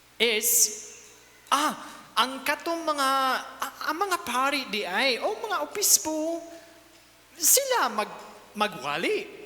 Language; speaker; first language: Cebuano; native; Cebuano